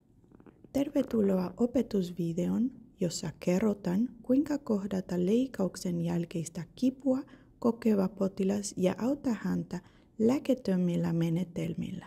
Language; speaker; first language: Finnish; non-native, learner; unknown